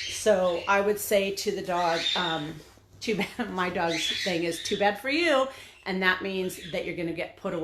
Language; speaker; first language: English; native; English